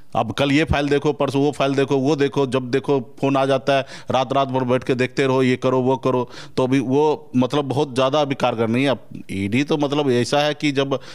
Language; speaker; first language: Hindi; native; Hindi